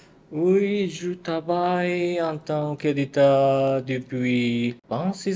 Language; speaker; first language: French; non-native, learner; Japanese